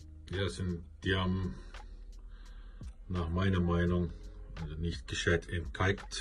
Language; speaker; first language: German; native; German